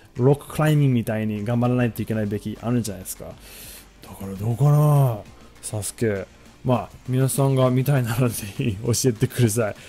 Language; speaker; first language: Japanese; non-native, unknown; English